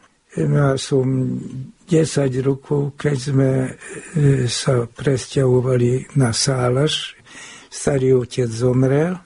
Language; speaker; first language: Slovak; non-native, local second language; Hungarian